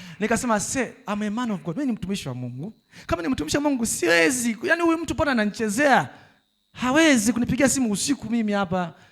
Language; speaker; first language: Swahili; native; Swahili